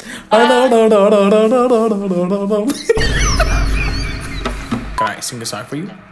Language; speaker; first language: English; non-native, learner; Persian